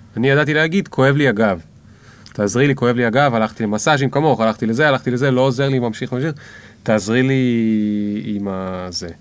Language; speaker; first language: Hebrew; native; Hebrew